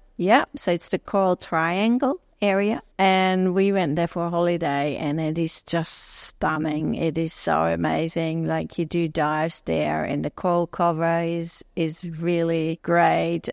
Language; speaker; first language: English; non-native, fluent; Dutch